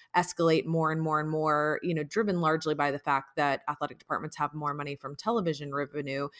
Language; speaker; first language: English; native; English